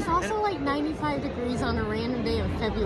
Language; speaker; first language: English; native; English